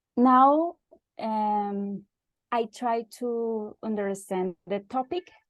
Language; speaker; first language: English; non-native, learner; Spanish